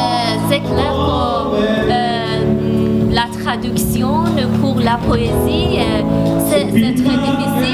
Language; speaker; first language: French; non-native, learner; Persian